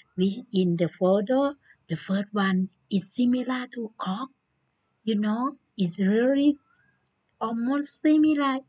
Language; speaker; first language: English; non-native, learner; Chinese